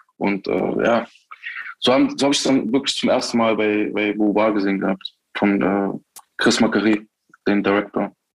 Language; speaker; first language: German; early bilingual, other home language; Turkish